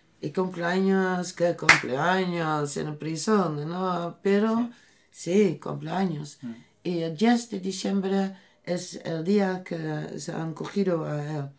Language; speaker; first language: Spanish; non-native, learner; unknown